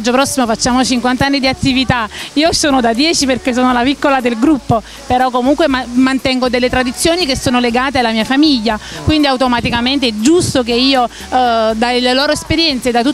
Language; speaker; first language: Italian; native; Italian